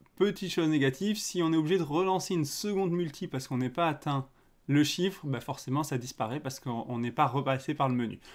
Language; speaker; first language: French; native; French